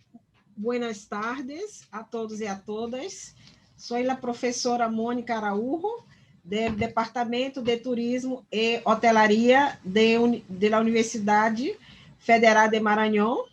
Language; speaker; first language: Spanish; non-native, learner; Portuguese